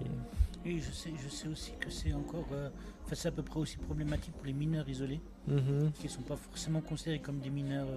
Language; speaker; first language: French; native; French